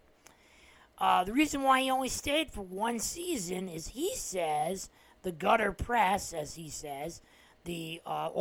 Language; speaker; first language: English; native; English